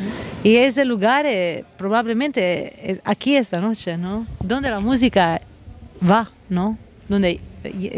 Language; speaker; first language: Spanish; non-native, fluent; Italian